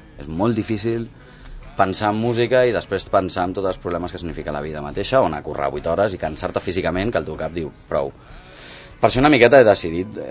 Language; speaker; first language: Catalan; non-native, local second language; Spanish